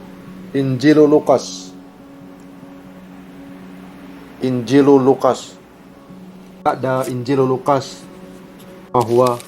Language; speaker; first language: Arabic; non-native, learner; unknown